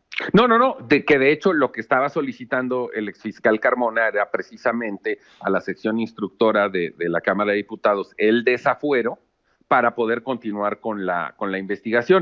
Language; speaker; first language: Spanish; native; Spanish